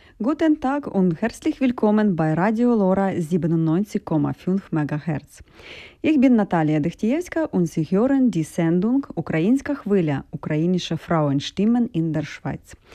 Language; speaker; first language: German; non-native, fluent; Ukrainian